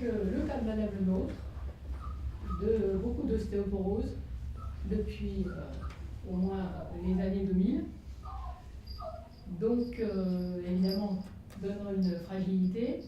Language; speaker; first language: French; native; French